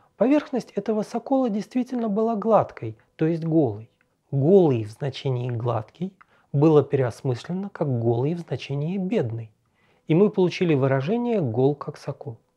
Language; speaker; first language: Russian; native; Russian